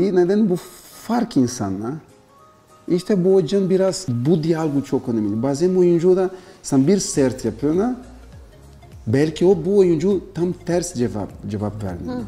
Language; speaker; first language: Turkish; non-native, learner; Portuguese